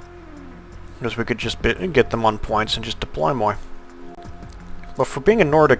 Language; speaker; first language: English; native; English